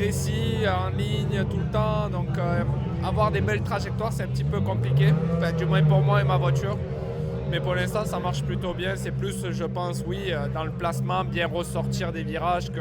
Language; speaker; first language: French; native; French